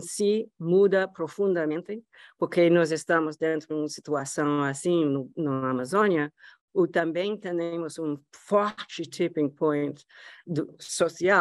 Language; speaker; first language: Portuguese; non-native, fluent; English